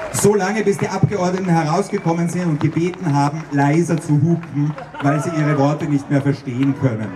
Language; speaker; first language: German; native; German